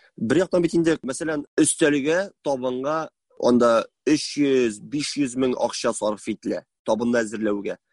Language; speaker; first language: Tatar; native; Tatar